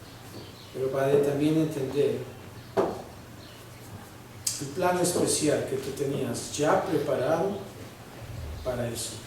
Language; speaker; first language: Spanish; early bilingual, heritage; Spanish